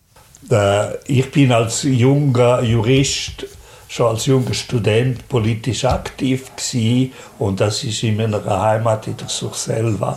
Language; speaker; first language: German; native; German